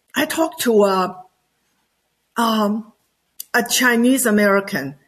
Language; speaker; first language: English; non-native, fluent; Chinese